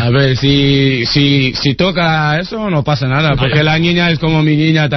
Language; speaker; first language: Spanish; non-native, learner; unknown